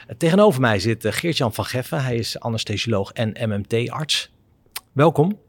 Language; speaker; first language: Dutch; native; Dutch